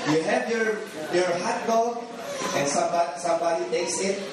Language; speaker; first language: English; non-native, local second language; Filipino